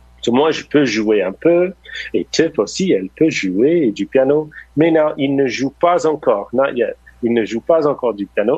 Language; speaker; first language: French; non-native, fluent; English